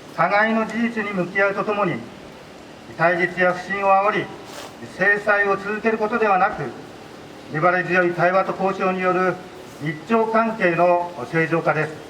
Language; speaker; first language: Japanese; native; Japanese